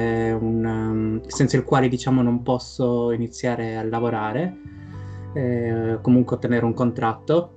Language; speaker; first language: Italian; native; Italian